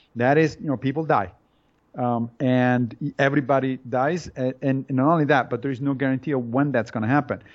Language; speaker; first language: English; non-native, fluent; Italian